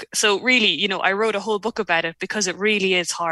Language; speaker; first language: English; native; English